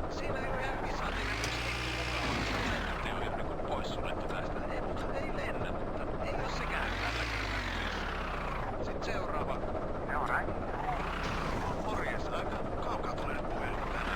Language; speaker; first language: Finnish; native; Finnish